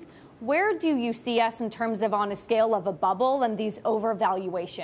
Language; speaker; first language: English; native; English